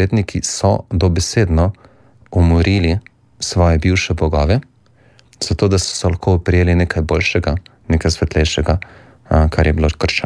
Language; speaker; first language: Slovenian; native; Slovenian